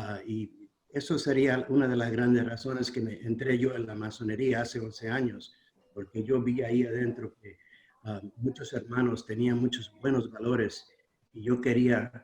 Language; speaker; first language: Spanish; non-native, learner; English